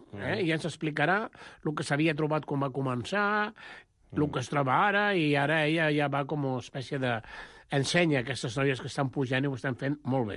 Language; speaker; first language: Catalan; non-native, local second language; Spanish